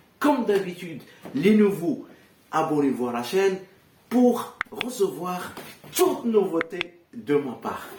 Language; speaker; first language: French; non-native, local second language; Arabic